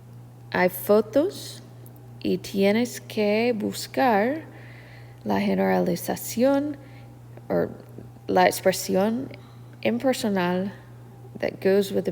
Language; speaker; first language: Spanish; non-native, fluent; English